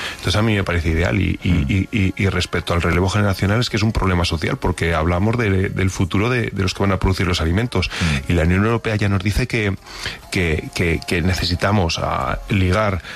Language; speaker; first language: Spanish; native; Spanish